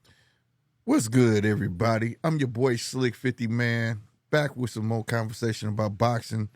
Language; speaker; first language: English; native; English